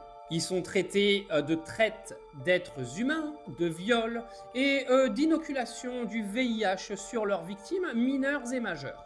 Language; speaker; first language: French; native; French